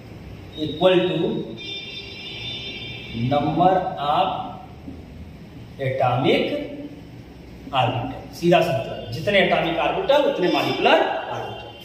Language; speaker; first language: Hindi; native; Hindi